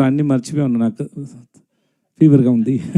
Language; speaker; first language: Telugu; non-native, learner; Tamil